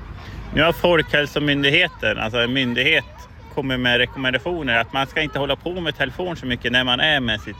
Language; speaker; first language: Swedish; native; Swedish